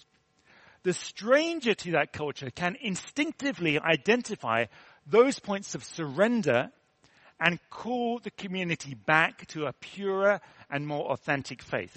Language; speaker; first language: English; native; English